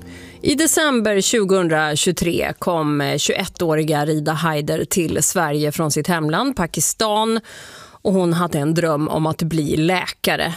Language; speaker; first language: Swedish; native; Swedish